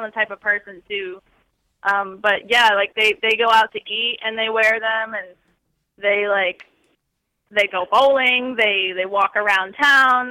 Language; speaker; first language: English; native; English